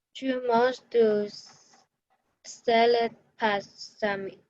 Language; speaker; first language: French; non-native, learner; Cantonese